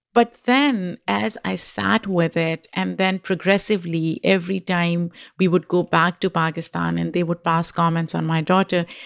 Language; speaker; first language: English; non-native, local second language; Urdu